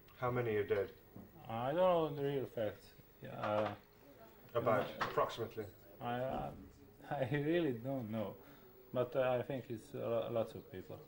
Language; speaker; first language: English; non-native, local second language; Croatian